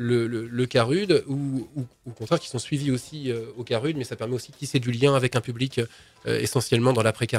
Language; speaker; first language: French; native; French